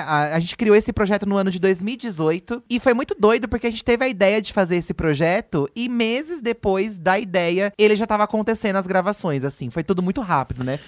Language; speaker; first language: Portuguese; native; Portuguese